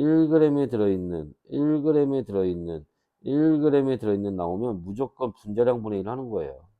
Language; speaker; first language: Korean; native; Korean